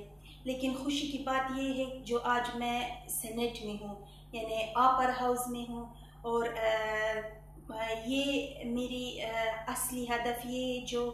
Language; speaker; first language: Hindi; non-native, fluent; Persian